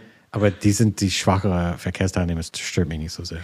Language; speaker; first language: German; non-native, fluent; English